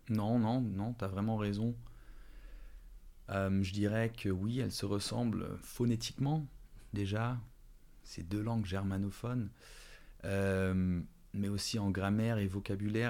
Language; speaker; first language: French; early bilingual, other home language; Dutch